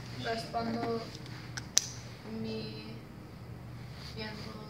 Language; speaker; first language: Spanish; non-native, learner; English